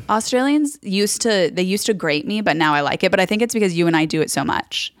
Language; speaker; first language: English; native; English